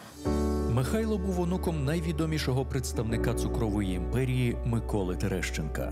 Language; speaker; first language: Ukrainian; native; Ukrainian